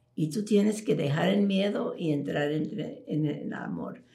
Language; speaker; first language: Spanish; early bilingual, heritage; Spanish